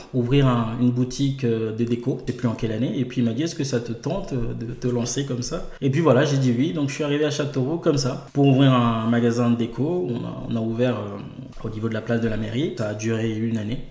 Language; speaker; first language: French; non-native, local second language; Ewe